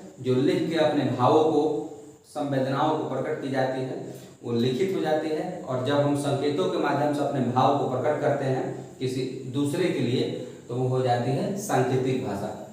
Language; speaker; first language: Hindi; non-native, local second language; Bhojpuri